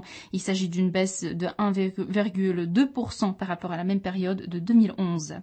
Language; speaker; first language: French; non-native, fluent; Czech